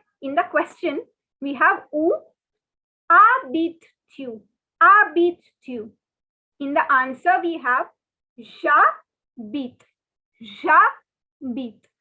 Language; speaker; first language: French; non-native, fluent; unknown